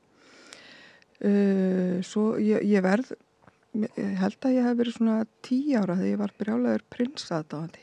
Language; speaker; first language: Icelandic; native; Icelandic